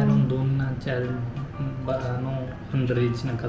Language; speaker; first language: Filipino; non-native, learner; Hindi